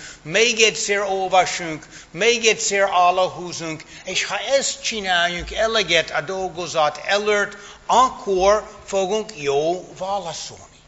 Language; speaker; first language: Hungarian; non-native, fluent; English